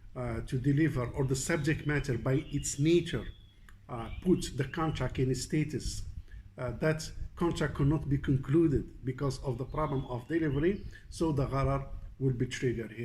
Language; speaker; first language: English; non-native, fluent; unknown